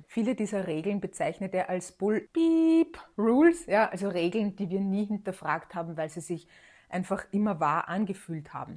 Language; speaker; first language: German; native; German